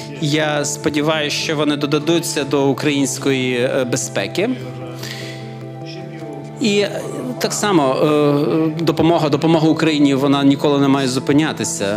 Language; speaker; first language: Ukrainian; non-native, fluent; Lithuanian